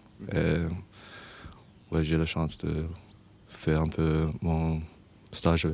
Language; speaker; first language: French; non-native, fluent; English